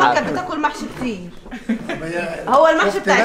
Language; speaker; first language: Arabic; native; Arabic